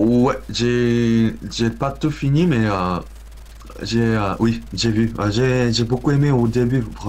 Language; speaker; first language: French; non-native, learner; Korean